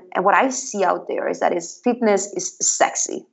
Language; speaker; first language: English; non-native, fluent; Italian